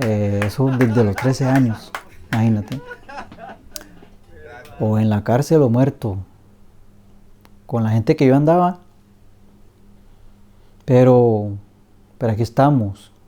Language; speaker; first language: Spanish; early bilingual, other home language; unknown